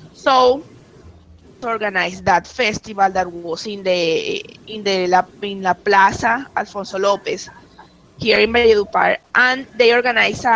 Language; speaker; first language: English; non-native, learner; Spanish